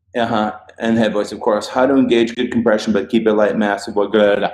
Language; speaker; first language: English; native; English